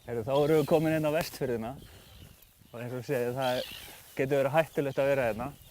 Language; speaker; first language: Icelandic; native; Icelandic